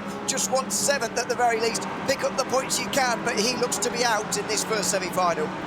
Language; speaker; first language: English; native; English